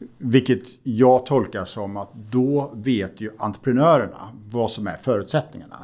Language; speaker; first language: Swedish; native; Swedish